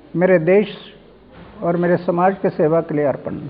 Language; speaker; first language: Hindi; non-native, local second language; Marathi